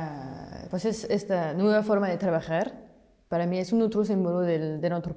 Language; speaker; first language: Spanish; non-native, fluent; French